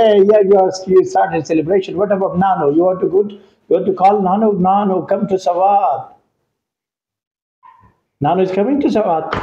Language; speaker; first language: English; non-native, local second language; Pashto